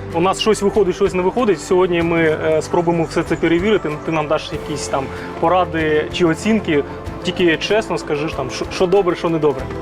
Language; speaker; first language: Ukrainian; native; Ukrainian